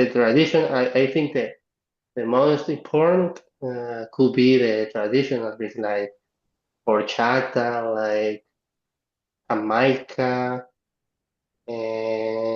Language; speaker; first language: English; non-native, learner; Spanish